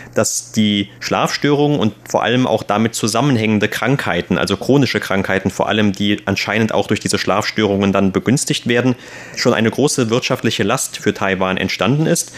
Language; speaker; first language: German; native; German